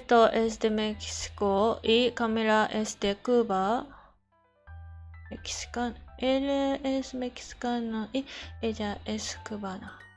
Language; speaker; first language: Spanish; non-native, learner; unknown